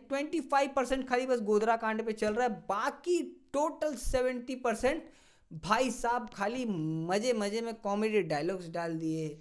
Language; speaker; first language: Hindi; native; Hindi